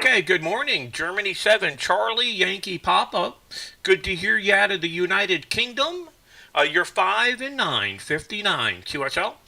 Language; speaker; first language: English; native; English